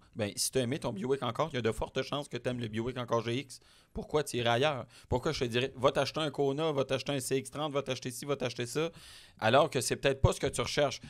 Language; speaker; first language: French; native; French